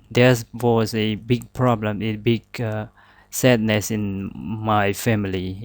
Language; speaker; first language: English; non-native, learner; Khmer